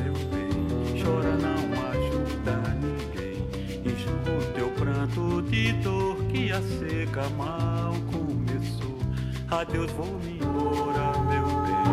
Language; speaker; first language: English; non-native, fluent; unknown